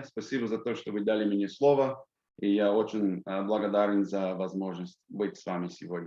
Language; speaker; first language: Russian; non-native, fluent; English